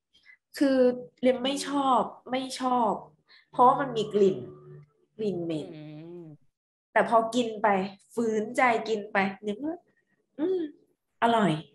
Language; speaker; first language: Thai; native; Thai